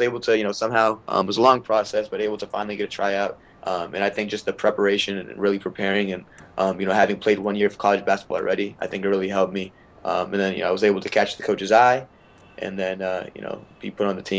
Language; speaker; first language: English; native; English